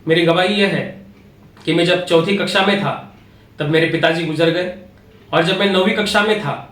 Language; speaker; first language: Hindi; non-native, local second language; Marathi